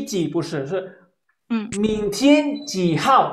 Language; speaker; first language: Chinese; non-native, fluent; Spanish